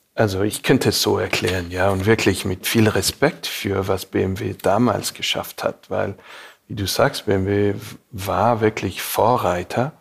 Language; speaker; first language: German; non-native, fluent; English